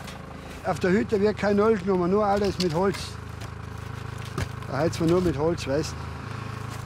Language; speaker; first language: German; native; German